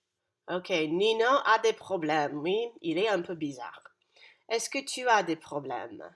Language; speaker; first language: French; non-native, fluent; English